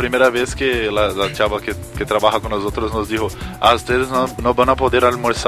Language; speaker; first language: Spanish; non-native, learner; Portuguese